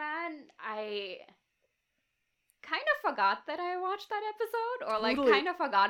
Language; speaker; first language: English; non-native, fluent; Russian